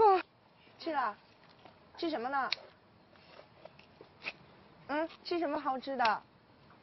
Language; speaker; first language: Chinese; non-native, learner; Japanese